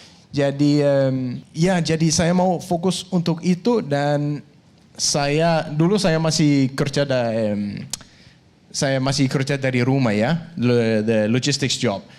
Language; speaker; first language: Indonesian; non-native, learner; Danish